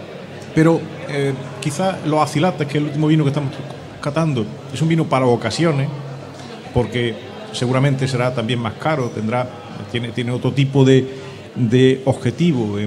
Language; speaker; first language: Spanish; native; Spanish